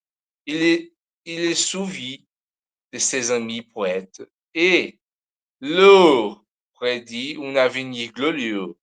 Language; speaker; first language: French; non-native, learner; Portuguese